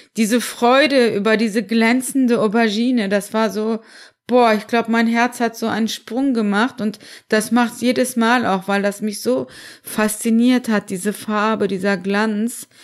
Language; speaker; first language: German; early bilingual, other home language; Turkish